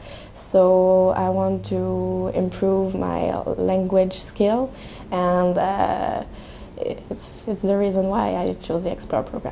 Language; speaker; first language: English; non-native, learner; French